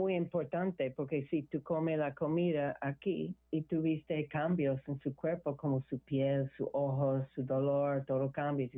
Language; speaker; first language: Spanish; non-native, learner; English